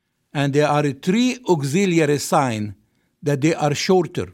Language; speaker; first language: English; non-native, fluent; Arabic